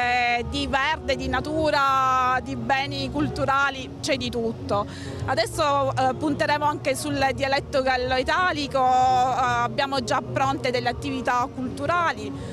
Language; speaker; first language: Italian; native; Italian